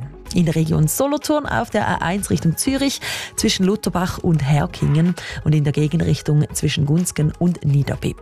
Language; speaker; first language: German; native; German